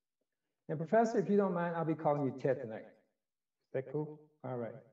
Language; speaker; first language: English; native; English